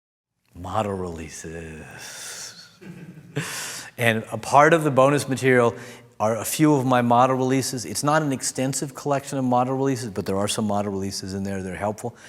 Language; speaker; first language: English; native; English